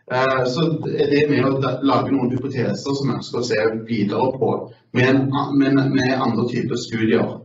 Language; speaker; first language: Norwegian; native; Norwegian